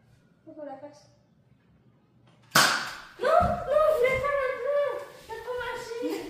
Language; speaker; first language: French; native; French